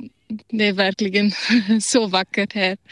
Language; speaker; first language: Swedish; non-native, fluent; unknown